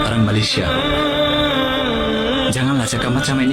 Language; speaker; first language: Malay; non-native, learner; Bangla